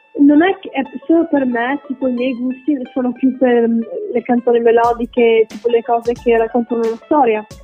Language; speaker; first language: Italian; early bilingual, heritage; English